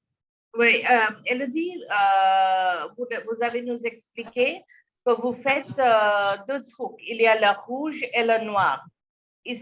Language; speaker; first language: French; non-native, learner; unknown